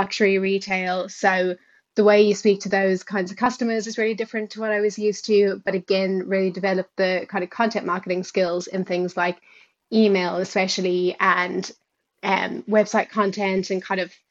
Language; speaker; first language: English; native; English